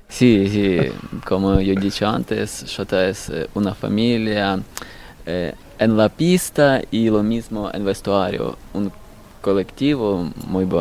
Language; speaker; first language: Spanish; non-native, learner; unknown